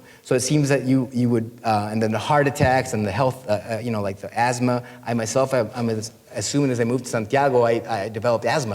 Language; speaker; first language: English; non-native, fluent; Spanish